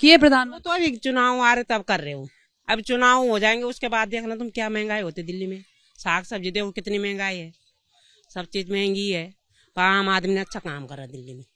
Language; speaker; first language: Hindi; native; Hindi